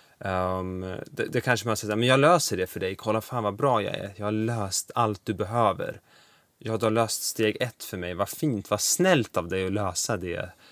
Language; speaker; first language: Swedish; early bilingual, other home language; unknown